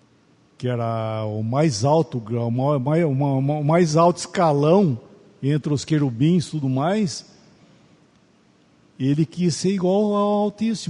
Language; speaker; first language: Portuguese; native; Portuguese